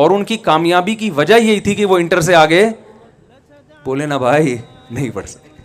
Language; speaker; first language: Urdu; native; Urdu